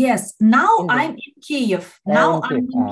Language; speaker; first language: English; non-native, learner; Ukrainian